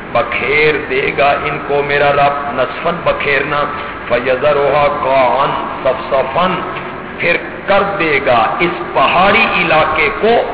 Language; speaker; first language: Urdu; non-native, local second language; Punjabi